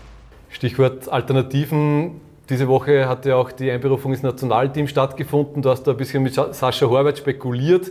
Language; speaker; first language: German; native; German